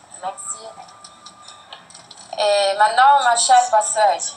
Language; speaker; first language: French; non-native, fluent; Arabic